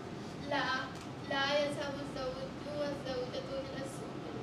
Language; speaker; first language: Arabic; non-native, learner; Urdu